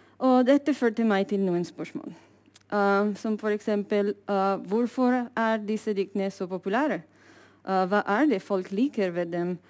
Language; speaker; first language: Norwegian; non-native, fluent; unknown